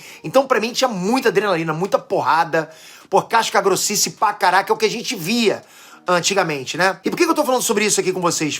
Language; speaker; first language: Portuguese; native; Portuguese